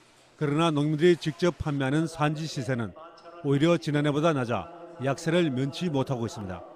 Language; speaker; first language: Korean; native; Korean